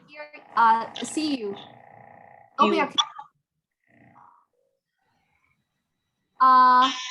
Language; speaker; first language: English; non-native, fluent; Chinese